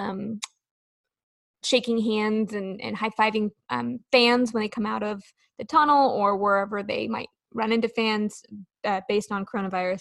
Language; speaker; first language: English; native; English